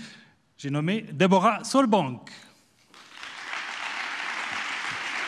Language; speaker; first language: French; native; French